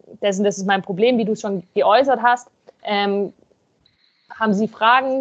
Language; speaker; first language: German; native; German